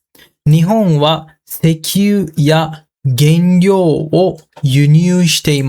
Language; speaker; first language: Japanese; non-native, fluent; Sinhala